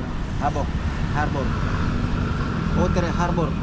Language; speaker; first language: English; non-native, learner; Indonesian